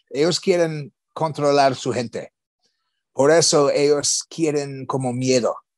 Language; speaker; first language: Spanish; non-native, learner; English